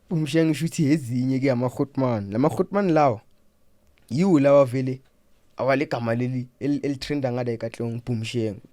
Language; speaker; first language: Zulu; non-native, local second language; Southern Sotho